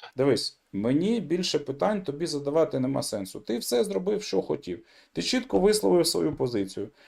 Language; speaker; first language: Ukrainian; non-native, local second language; Russian